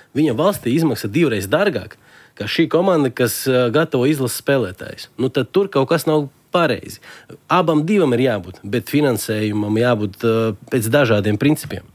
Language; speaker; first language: Latvian; non-native, local second language; Russian